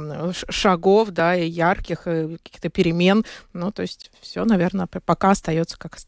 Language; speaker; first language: Russian; native; Russian